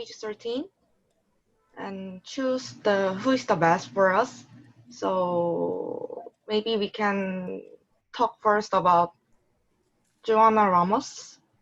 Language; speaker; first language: English; non-native, learner; Korean